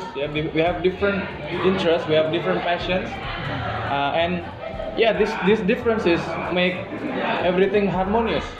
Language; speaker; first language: English; non-native, fluent; Indonesian